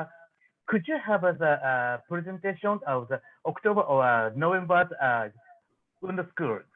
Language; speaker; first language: English; non-native, learner; Japanese